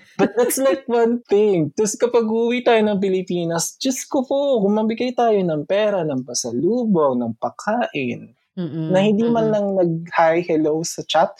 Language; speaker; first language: English; non-native, local second language; Filipino